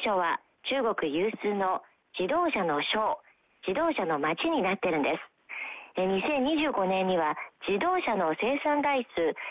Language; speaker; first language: Japanese; non-native, fluent; Chinese